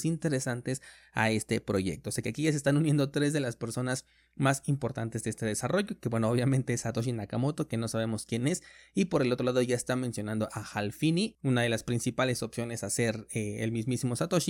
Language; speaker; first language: Spanish; native; Spanish